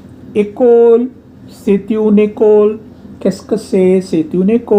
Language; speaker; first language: French; non-native, fluent; Hindi